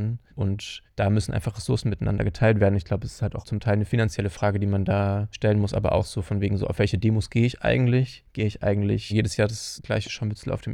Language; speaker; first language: German; native; German